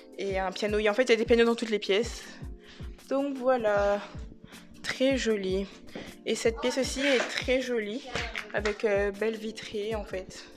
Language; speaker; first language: French; native; French